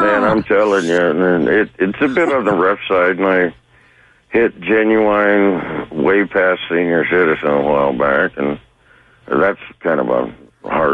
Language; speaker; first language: English; native; English